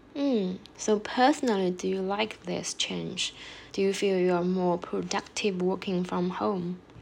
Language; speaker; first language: English; non-native, fluent; Chinese